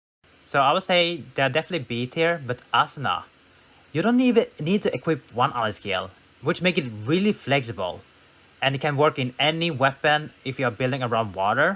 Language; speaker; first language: English; non-native, fluent; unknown